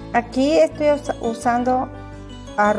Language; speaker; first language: Portuguese; non-native, learner; Spanish